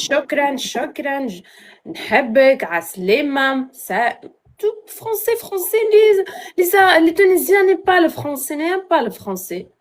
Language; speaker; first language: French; non-native, learner; Arabic